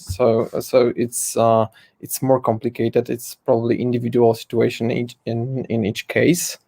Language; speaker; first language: English; non-native, fluent; Polish